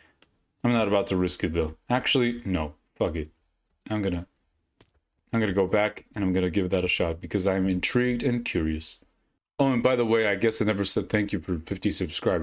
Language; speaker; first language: English; native; English